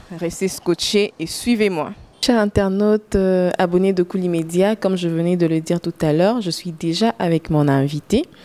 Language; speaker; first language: French; non-native, local second language; Lingala